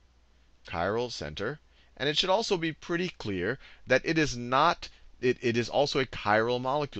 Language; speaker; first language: English; native; English